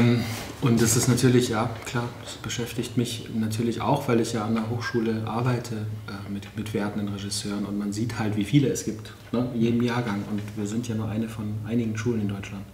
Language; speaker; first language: German; native; German